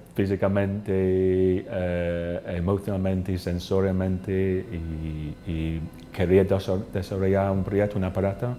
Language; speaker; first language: Spanish; non-native, fluent; English